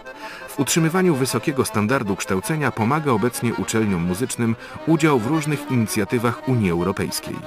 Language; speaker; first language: Polish; native; Polish